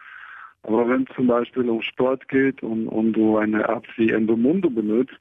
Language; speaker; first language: German; non-native, fluent; Hebrew